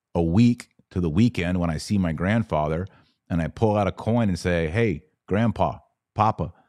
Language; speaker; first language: English; native; English